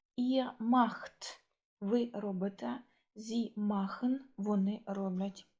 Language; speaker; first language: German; non-native, fluent; Ukrainian